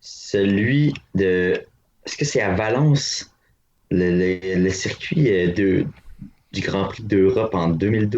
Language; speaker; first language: French; native; French